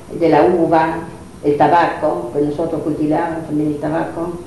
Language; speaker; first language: Spanish; non-native, fluent; Italian